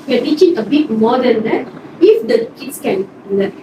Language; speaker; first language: English; non-native, local second language; Malay